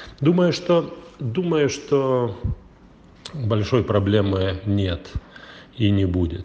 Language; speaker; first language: Russian; non-native, local second language; Lithuanian